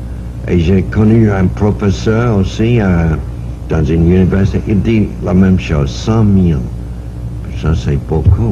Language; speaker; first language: French; non-native, learner; English